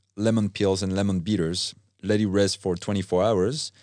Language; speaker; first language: English; non-native, fluent; French